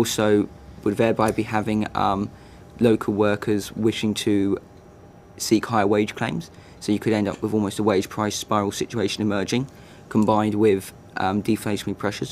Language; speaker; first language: English; native; English